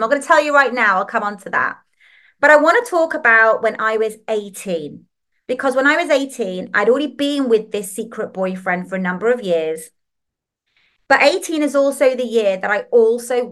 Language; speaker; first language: English; native; English